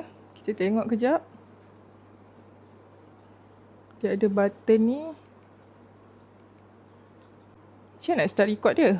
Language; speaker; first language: Malay; native; Malay